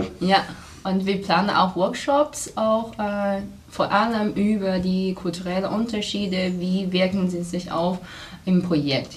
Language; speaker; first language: German; non-native, fluent; Chinese